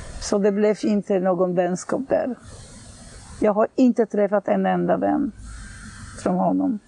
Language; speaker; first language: Swedish; non-native, fluent; Polish